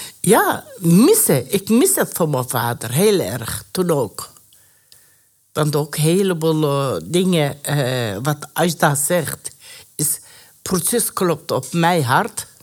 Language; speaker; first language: Dutch; non-native, learner; Persian